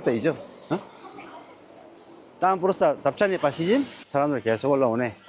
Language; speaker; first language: Russian; non-native, learner; Korean